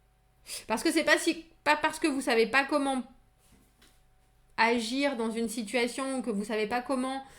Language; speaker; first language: French; native; French